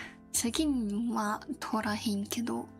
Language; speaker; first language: Japanese; non-native, learner; Korean